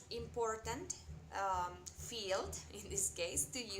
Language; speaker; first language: English; non-native, fluent; Spanish